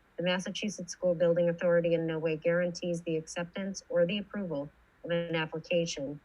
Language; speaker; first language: English; native; English